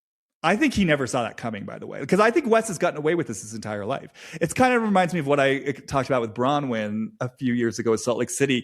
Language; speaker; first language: English; native; English